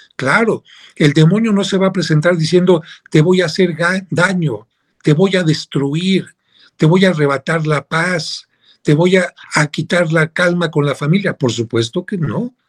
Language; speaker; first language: Spanish; native; Spanish